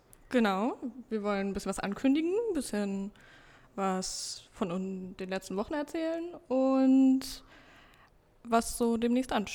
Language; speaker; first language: German; native; German